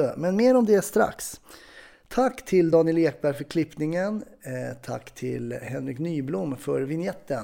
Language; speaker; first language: Swedish; native; Swedish